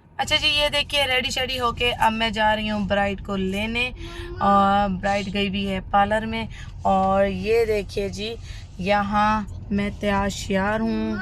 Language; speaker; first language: Urdu; native; Urdu